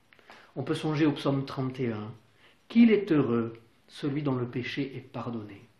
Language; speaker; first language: French; native; French